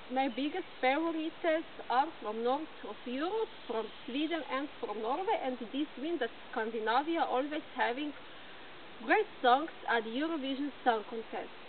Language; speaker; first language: English; non-native, learner; Slovenian